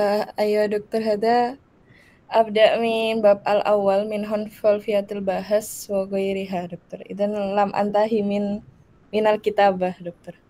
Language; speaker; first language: Arabic; non-native, learner; Malay